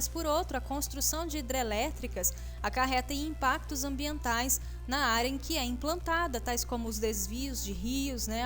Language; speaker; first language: Portuguese; native; Portuguese